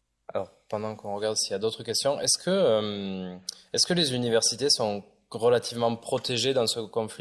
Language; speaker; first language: French; native; French